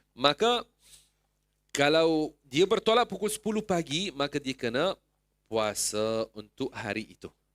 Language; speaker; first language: Malay; non-native, fluent; Arabic